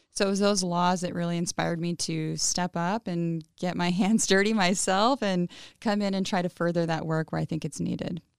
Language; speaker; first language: English; early bilingual, other home language; Spanish